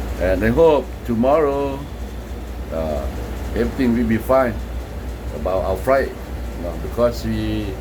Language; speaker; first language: English; non-native, learner; Lao